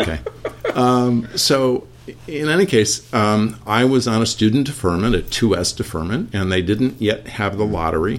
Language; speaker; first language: English; native; English